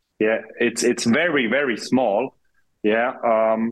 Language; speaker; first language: English; non-native, fluent; German